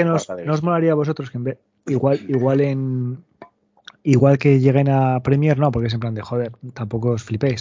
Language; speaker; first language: Spanish; native; Spanish